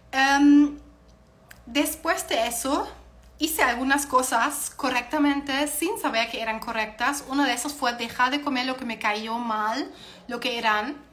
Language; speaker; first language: Spanish; non-native, fluent; German